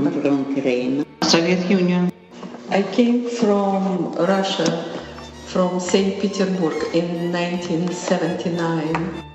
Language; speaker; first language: English; non-native, learner; Russian